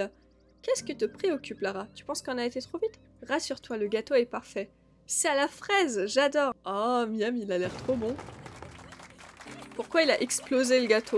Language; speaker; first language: French; native; French